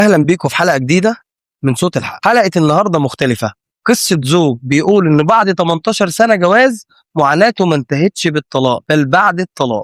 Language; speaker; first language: Arabic; native; Arabic